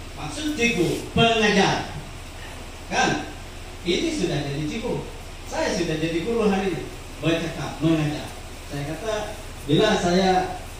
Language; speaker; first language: Malay; non-native, local second language; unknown